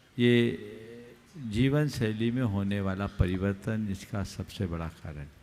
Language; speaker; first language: Hindi; native; Hindi